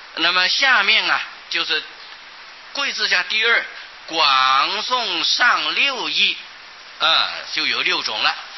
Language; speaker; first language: Chinese; non-native, local second language; Hakka Chinese